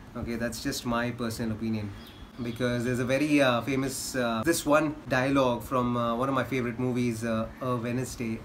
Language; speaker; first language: English; non-native, local second language; Hindi